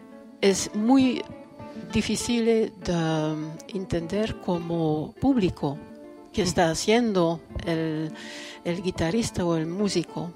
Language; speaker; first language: Spanish; non-native, fluent; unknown